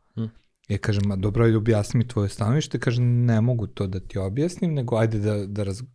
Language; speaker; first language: Serbian; non-native, local second language; Hungarian